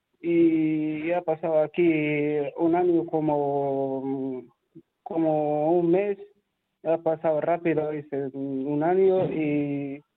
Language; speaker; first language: Spanish; non-native, learner; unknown